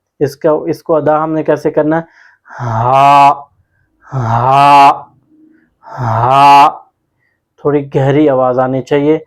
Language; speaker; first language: Urdu; non-native, local second language; Punjabi